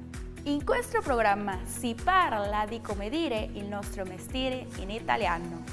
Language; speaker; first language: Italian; non-native, learner; Spanish